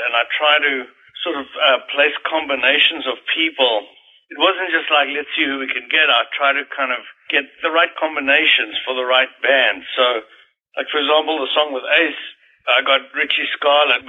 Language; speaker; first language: English; native; English